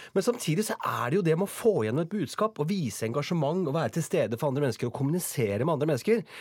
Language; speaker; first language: Norwegian; native; Norwegian